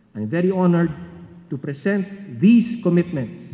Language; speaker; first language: English; non-native, local second language; Filipino